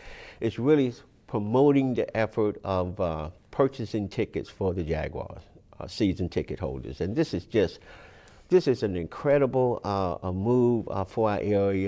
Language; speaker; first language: English; native; English